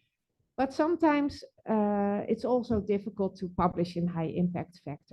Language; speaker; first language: English; non-native, fluent; Dutch